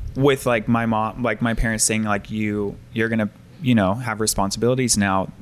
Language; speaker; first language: English; native; English